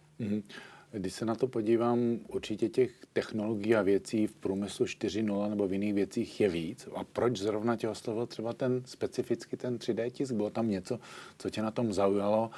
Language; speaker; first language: Czech; native; Czech